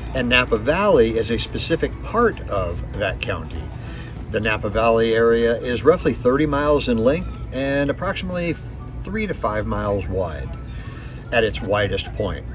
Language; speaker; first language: English; native; English